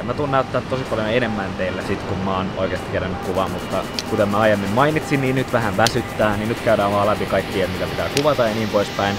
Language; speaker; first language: Finnish; native; Finnish